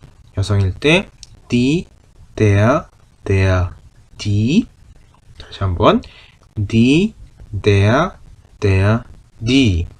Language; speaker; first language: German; non-native, fluent; Korean